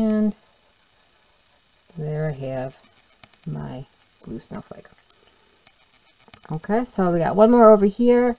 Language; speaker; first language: English; native; English